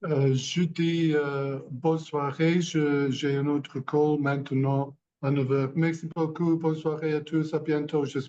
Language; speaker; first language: French; non-native, learner; English